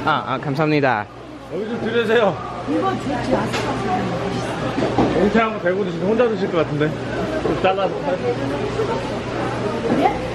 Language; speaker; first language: Korean; non-native, learner; English